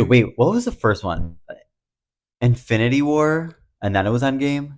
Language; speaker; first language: English; native; English